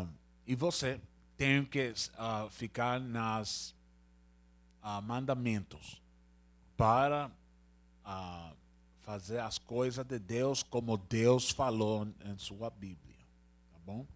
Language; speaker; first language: Portuguese; non-native, learner; Spanish